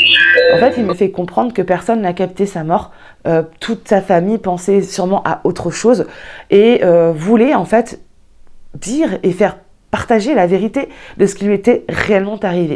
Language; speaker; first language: French; native; French